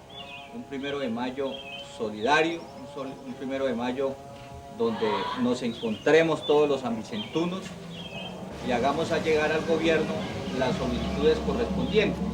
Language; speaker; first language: Spanish; native; Spanish